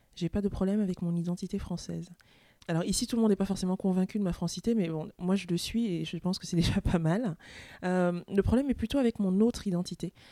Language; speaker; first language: French; native; French